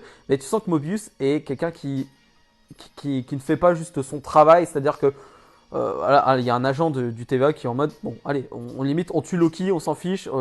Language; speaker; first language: French; native; French